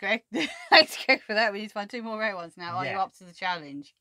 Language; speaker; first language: English; native; English